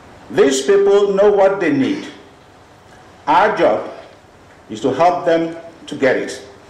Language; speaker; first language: English; non-native, local second language; Igbo